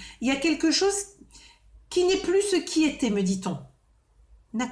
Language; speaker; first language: French; native; French